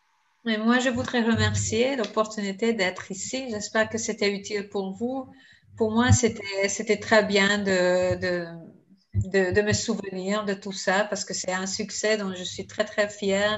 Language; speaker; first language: French; non-native, fluent; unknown